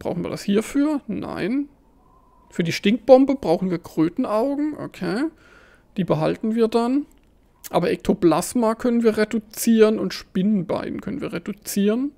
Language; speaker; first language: German; native; German